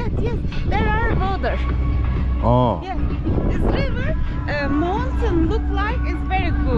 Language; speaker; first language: English; non-native, learner; Turkish